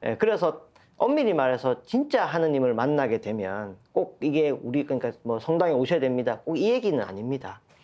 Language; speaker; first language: Korean; native; Korean